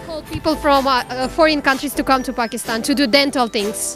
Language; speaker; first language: English; non-native, learner; Kazakh